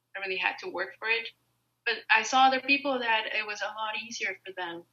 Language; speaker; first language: English; non-native, fluent; Spanish